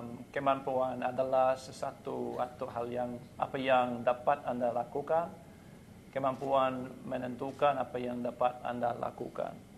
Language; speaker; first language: Indonesian; non-native, learner; English